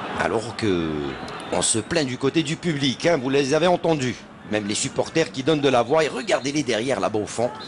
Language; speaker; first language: French; non-native, local second language; Arabic